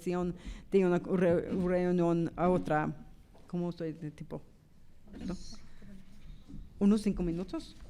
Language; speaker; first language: Spanish; non-native, fluent; English